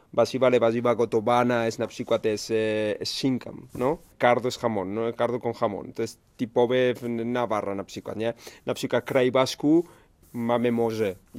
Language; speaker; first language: Polish; non-native, learner; Spanish